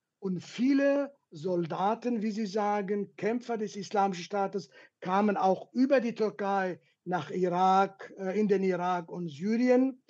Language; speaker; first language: German; non-native, fluent; Kurdish